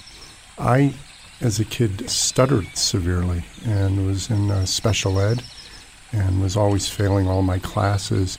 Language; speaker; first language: English; native; English